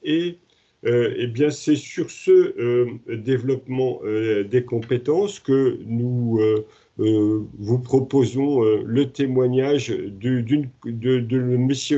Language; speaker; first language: French; native; French